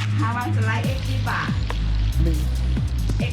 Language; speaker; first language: English; non-native, learner; Thai